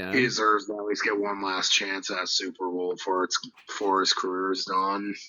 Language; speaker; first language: English; native; English